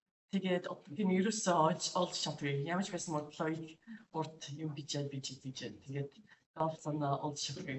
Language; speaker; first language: Mongolian; non-native, learner; English